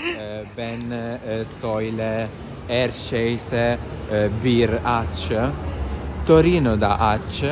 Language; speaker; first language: Turkish; non-native, learner; Italian